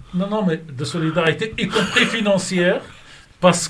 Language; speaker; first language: French; native; French